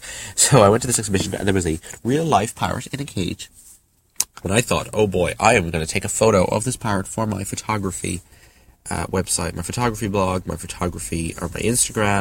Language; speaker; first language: English; native; English